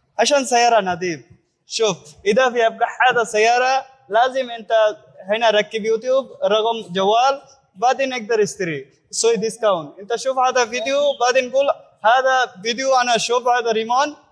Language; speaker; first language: Arabic; non-native, learner; Bangla